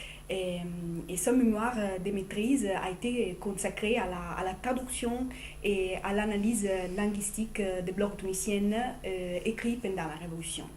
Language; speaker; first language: French; non-native, fluent; Italian